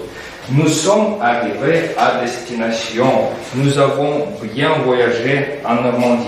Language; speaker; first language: French; non-native, fluent; Russian